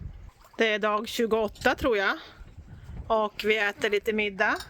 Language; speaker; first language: Swedish; native; Swedish